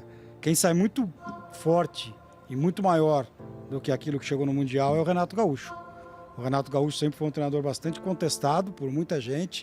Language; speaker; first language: Portuguese; native; Portuguese